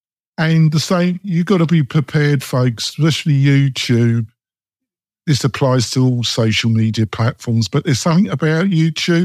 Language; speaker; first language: English; native; English